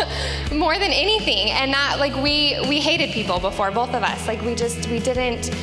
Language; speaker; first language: English; native; English